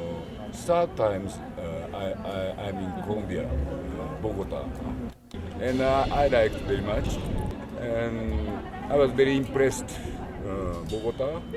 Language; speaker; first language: English; non-native, learner; Japanese